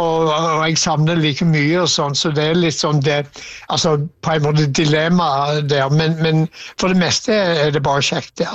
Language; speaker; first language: Norwegian; non-native, fluent; English